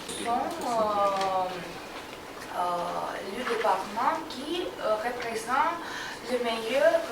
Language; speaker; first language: French; non-native, fluent; Romanian